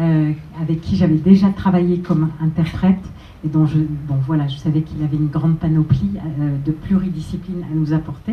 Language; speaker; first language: French; native; French